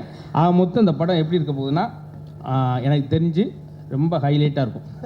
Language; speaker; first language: Tamil; native; Tamil